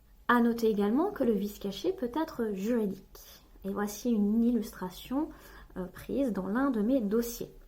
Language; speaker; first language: French; native; French